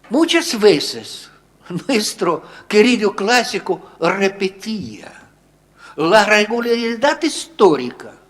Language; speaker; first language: Spanish; non-native, fluent; Russian